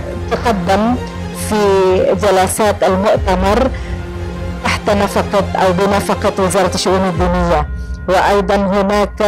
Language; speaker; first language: Arabic; non-native, fluent; Indonesian